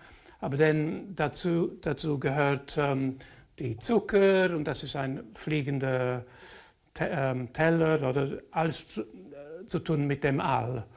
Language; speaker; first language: German; non-native, fluent; English